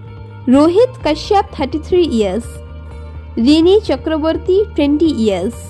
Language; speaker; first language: English; non-native, local second language; Hindi